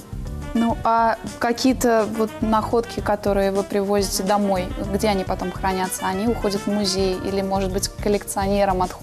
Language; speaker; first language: Russian; native; Russian